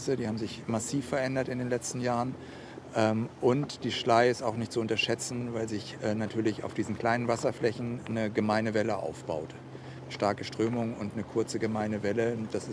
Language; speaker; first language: German; native; German